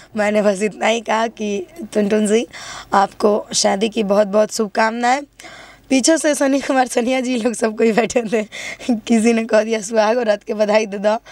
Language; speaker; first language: Hindi; native; Hindi